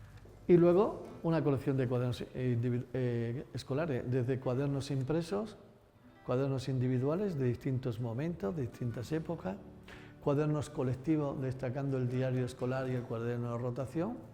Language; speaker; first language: Spanish; native; Spanish